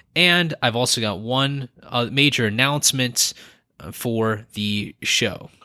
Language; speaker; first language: English; native; English